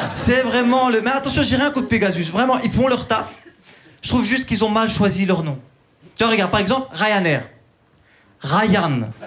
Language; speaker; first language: French; early bilingual, other home language; Turkish